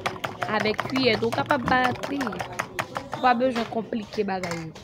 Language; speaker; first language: French; non-native, learner; Haitian Creole